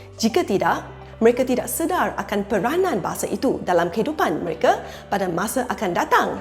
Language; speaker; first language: Malay; non-native, local second language; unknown